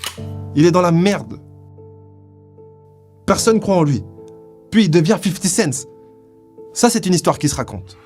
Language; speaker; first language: French; native; French